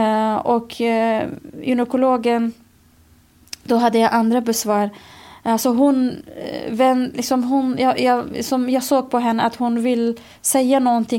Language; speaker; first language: Swedish; non-native, fluent; Kurdish